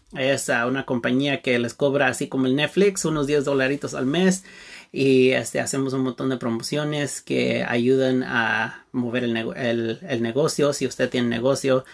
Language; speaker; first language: Spanish; early bilingual, heritage; Spanish